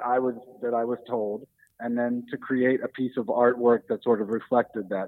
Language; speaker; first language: English; native; English